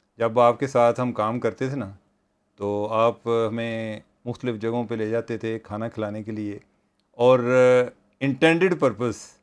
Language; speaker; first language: Urdu; non-native, local second language; Punjabi